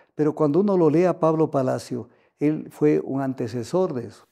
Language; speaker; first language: Spanish; native; Spanish